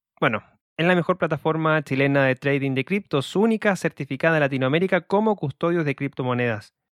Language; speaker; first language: Spanish; native; Spanish